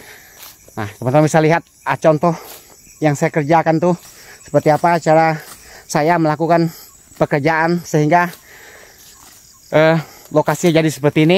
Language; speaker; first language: Indonesian; native; Indonesian